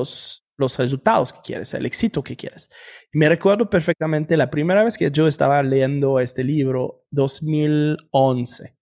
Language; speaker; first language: Spanish; non-native, fluent; French